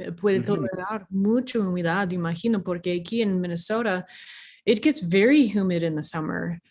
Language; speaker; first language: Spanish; non-native, fluent; English